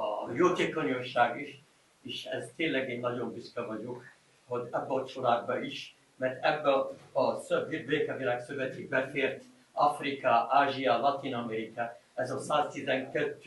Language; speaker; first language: Hungarian; non-native, learner; Arabic